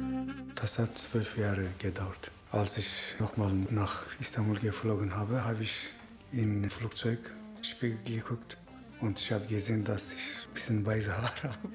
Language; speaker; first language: German; non-native, fluent; Kurdish